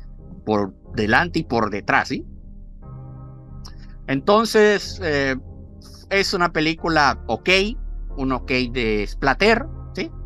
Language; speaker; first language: Spanish; native; Spanish